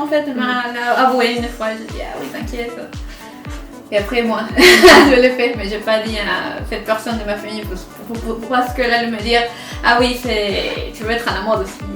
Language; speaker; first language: French; non-native, fluent; Spanish